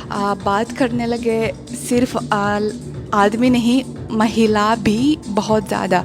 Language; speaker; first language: Hindi; non-native, fluent; Russian